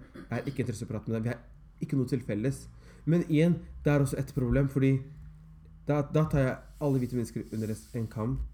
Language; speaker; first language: Norwegian; early bilingual, other home language; Somali